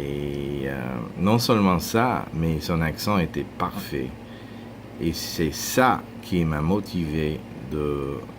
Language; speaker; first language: French; non-native, fluent; English